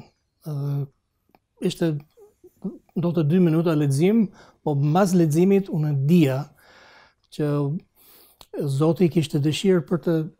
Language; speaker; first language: Albanian; non-native, fluent; English